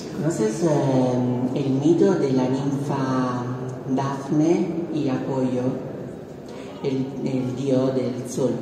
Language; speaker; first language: Spanish; non-native, fluent; Italian